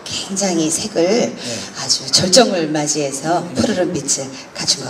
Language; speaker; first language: Korean; native; Korean